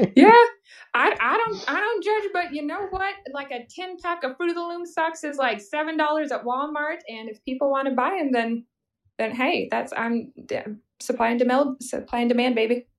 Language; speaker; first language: English; native; English